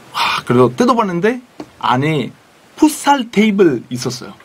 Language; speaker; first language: Korean; non-native, fluent; Italian